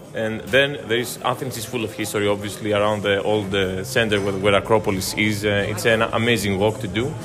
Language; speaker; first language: English; non-native, fluent; Greek